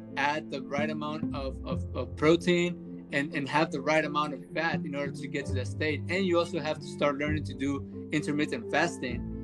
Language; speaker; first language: English; early bilingual, other home language; Spanish